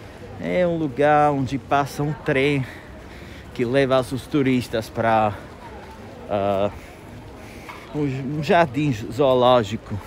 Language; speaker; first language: Portuguese; non-native, fluent; Italian